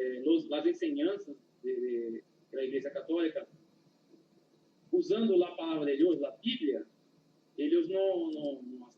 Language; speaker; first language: Spanish; non-native, learner; Portuguese